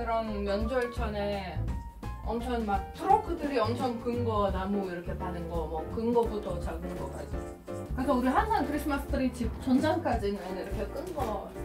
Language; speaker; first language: Korean; non-native, fluent; Russian